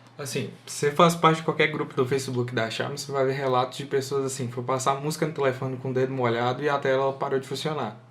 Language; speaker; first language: Portuguese; native; Portuguese